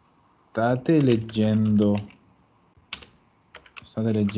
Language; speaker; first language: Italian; non-native, fluent; Spanish